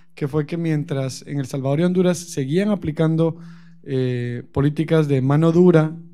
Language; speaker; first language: Spanish; native; Spanish